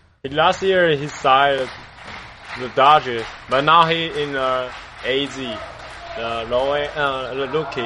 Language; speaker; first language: English; non-native, learner; Chinese